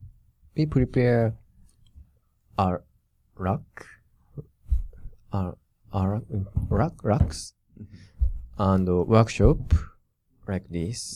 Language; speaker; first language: English; non-native, learner; Japanese